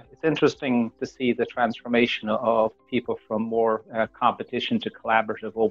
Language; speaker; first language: English; native; English